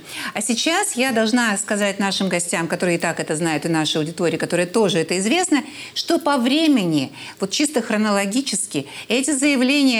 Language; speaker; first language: Russian; native; Russian